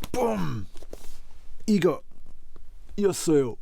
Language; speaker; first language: Korean; non-native, fluent; English